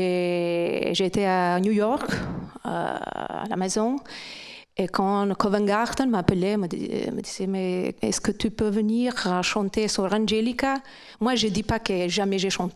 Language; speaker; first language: French; non-native, fluent; Albanian